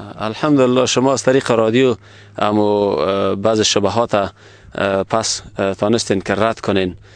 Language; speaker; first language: Persian; native; Persian